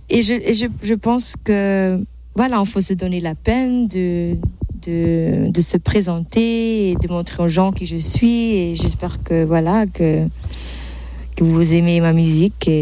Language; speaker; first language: French; non-native, local second language; German